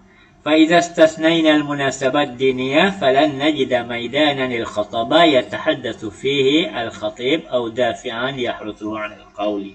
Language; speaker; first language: Arabic; non-native, fluent; Malay